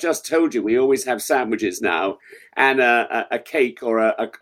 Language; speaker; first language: English; native; English